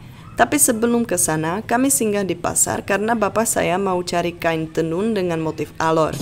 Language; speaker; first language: Indonesian; non-native, fluent; Czech